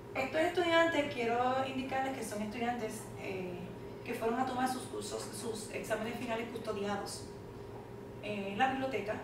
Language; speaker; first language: Spanish; native; Spanish